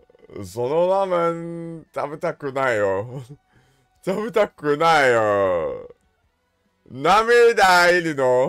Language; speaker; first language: Japanese; non-native, learner; English